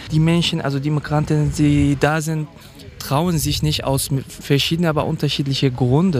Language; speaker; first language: German; non-native, fluent; Kurdish